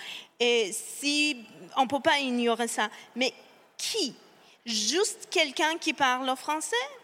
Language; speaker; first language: French; non-native, fluent; Persian